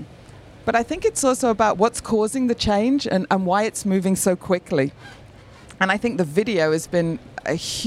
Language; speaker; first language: English; native; English